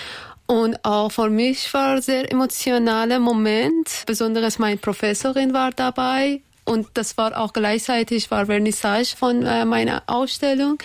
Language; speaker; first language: German; non-native, learner; Persian